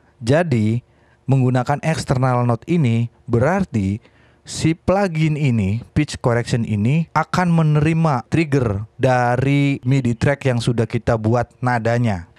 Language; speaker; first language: Indonesian; native; Indonesian